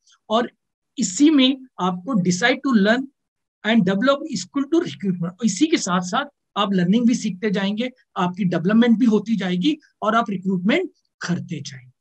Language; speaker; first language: Hindi; native; Hindi